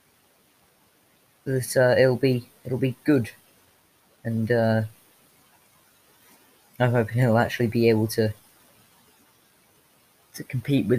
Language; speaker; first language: English; native; English